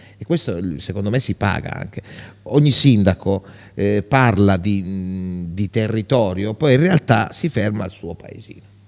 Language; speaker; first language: Italian; native; Italian